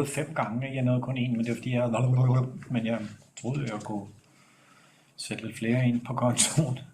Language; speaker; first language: Danish; native; Danish